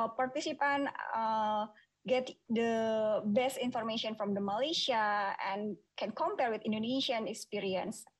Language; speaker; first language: English; non-native, fluent; Indonesian